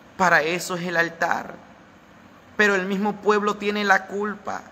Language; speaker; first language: Spanish; native; Spanish